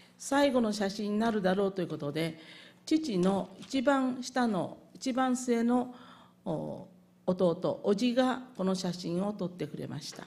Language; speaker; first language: Japanese; native; Japanese